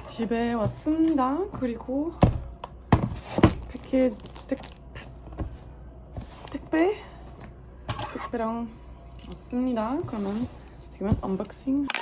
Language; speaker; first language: Korean; non-native, learner; Dutch